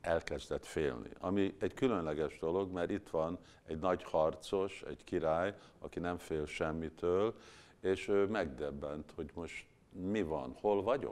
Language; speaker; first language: Hungarian; early bilingual, heritage; Hungarian